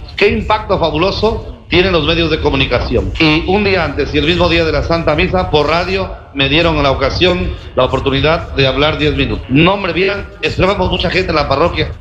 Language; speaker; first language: Spanish; native; Spanish